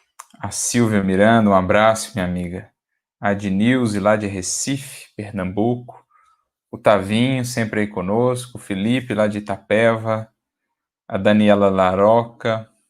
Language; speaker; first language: Portuguese; native; Portuguese